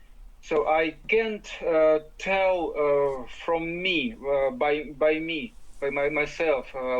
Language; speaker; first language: English; non-native, learner; Ukrainian